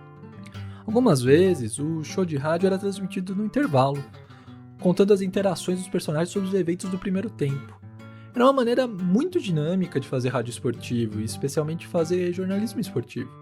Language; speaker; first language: Portuguese; native; Portuguese